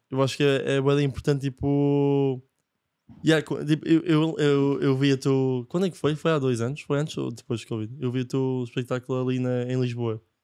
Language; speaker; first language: Portuguese; non-native, fluent; Japanese